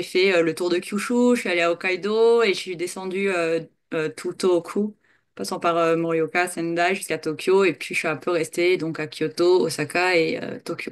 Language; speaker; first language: French; native; French